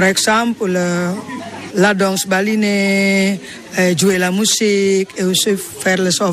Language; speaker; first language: French; non-native, learner; Balinese